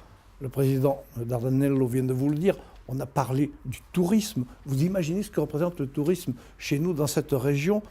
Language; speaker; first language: French; native; French